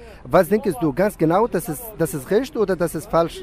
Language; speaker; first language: German; non-native, learner; Pashto